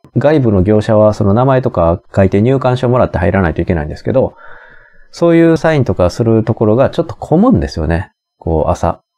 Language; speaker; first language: Japanese; native; Japanese